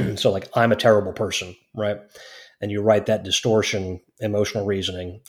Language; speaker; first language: English; native; English